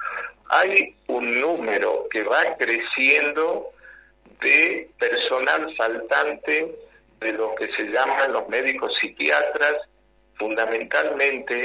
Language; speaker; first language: Spanish; native; Spanish